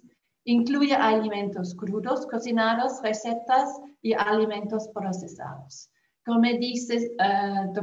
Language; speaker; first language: Spanish; non-native, fluent; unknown